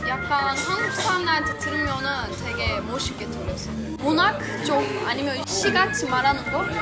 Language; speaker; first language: Korean; non-native, fluent; Turkish